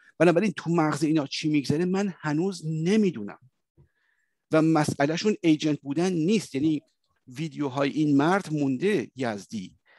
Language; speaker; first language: Persian; native; Persian